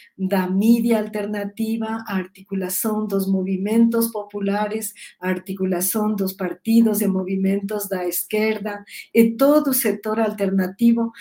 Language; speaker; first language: Portuguese; non-native, learner; Spanish